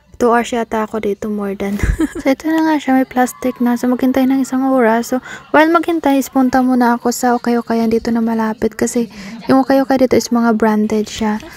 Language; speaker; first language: Filipino; non-native, local second language; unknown